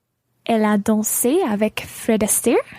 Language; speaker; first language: French; non-native, learner; English